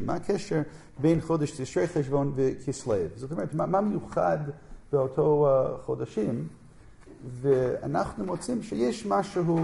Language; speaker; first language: Hebrew; non-native, fluent; English